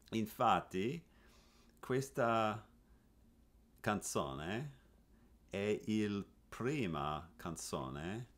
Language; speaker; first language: Italian; non-native, learner; English